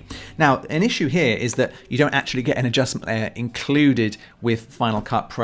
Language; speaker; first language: English; native; English